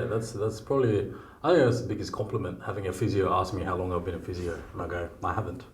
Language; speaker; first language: English; native; English